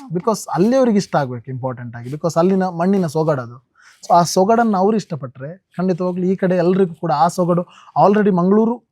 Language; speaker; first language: Kannada; non-native, local second language; Tulu